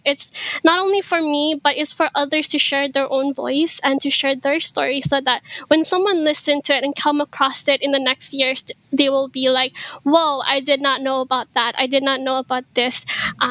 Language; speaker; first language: English; early bilingual, other home language; Iloko